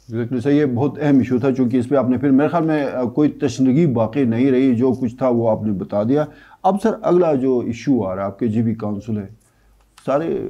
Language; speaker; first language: Urdu; non-native, local second language; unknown